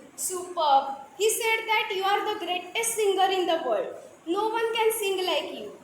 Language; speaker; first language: English; non-native, local second language; Marathi